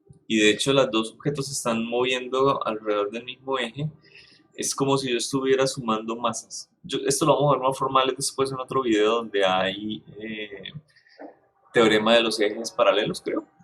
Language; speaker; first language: Spanish; native; Spanish